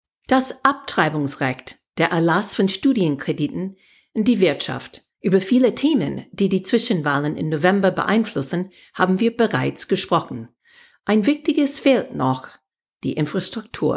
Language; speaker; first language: German; non-native, fluent; English